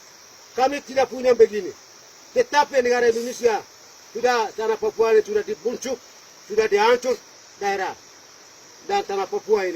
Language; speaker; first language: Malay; non-native, local second language; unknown